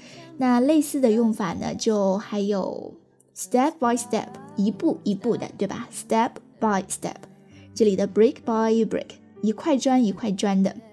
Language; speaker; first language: Chinese; native; Chinese